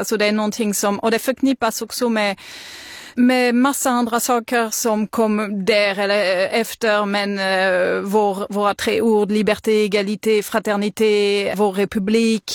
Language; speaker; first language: Swedish; non-native, fluent; French